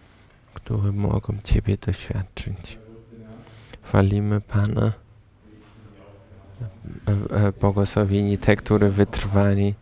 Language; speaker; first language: Polish; non-native, learner; German